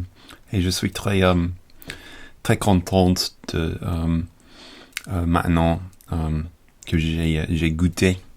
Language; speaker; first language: French; non-native, learner; English